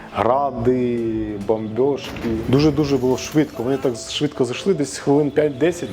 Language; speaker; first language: Ukrainian; native; Ukrainian